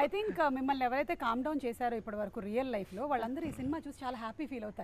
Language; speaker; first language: Telugu; native; Telugu